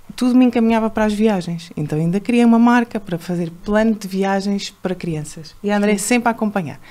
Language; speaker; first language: Portuguese; native; Portuguese